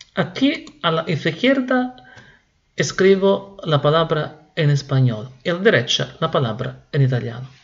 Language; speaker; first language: Spanish; non-native, fluent; Italian